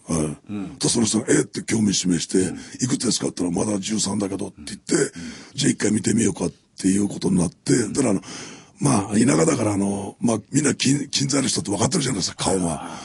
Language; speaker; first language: Japanese; native; Japanese